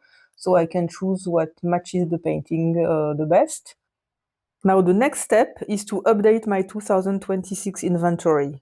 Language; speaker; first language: English; non-native, fluent; French